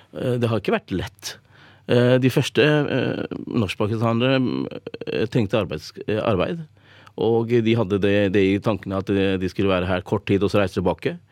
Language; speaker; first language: Norwegian; early bilingual, other home language; Urdu